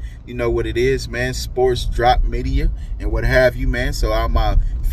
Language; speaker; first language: English; native; English